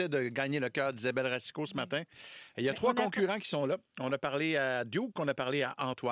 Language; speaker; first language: French; native; French